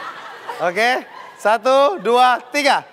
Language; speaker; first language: Indonesian; native; Indonesian